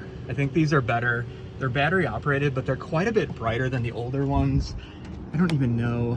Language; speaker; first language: English; native; English